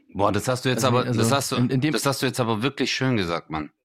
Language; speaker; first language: German; early bilingual, other home language; Turkish